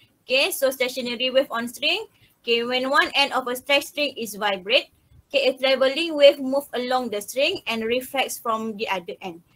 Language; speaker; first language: English; non-native, local second language; Malay